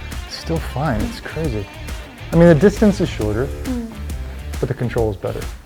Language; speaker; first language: English; native; English